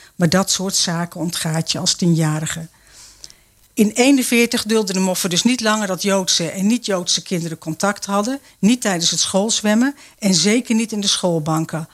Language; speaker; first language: Dutch; native; Dutch